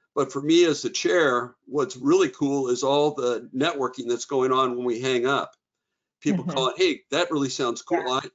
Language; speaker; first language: English; native; English